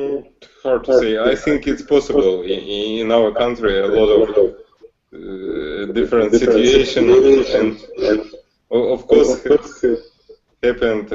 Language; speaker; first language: English; non-native, learner; Russian